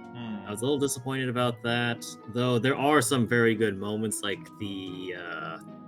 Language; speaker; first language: English; native; English